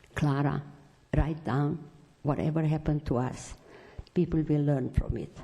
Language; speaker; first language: English; non-native, fluent; Romanian